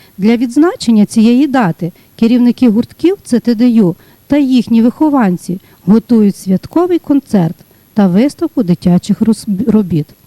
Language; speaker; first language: Ukrainian; native; Ukrainian